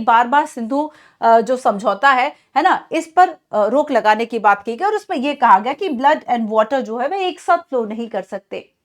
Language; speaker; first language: Hindi; native; Hindi